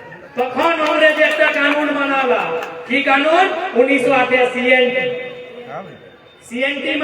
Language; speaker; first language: Bangla; non-native, local second language; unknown